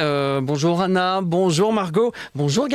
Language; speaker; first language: French; native; French